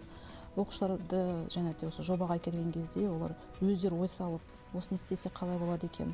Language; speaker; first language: Kazakh; native; Kazakh